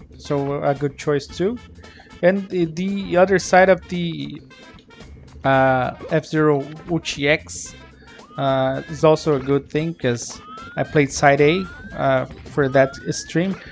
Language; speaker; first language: English; non-native, fluent; Portuguese